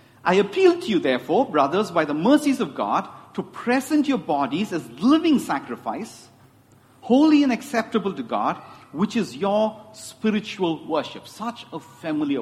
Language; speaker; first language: English; non-native, local second language; Tamil